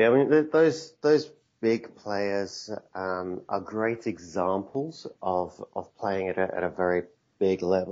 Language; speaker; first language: English; native; English